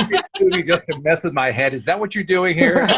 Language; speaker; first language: English; native; English